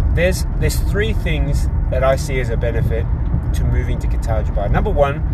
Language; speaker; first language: English; native; English